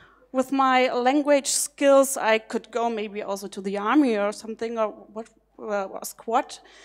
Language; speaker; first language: English; non-native, fluent; German